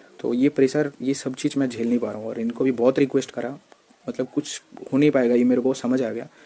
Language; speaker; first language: Hindi; non-native, local second language; Bangla